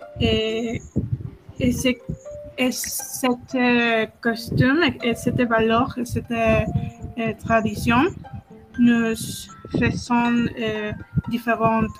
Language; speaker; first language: French; non-native, learner; Spanish